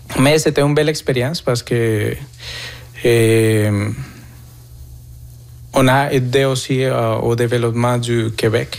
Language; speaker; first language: French; non-native, fluent; Spanish